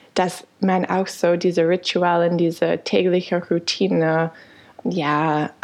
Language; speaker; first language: German; non-native, fluent; English